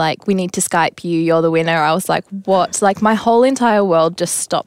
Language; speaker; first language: English; native; English